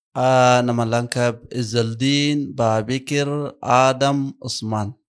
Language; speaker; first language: Indonesian; non-native, learner; Arabic